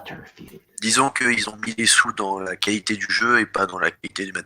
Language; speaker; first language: French; native; French